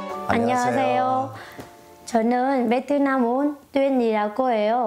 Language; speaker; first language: Korean; non-native, fluent; Vietnamese